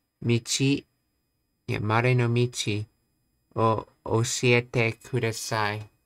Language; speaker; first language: Japanese; non-native, learner; English